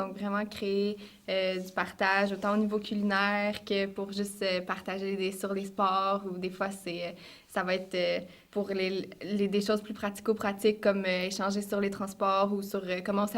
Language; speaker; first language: French; native; French